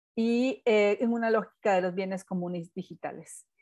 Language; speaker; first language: Spanish; native; Spanish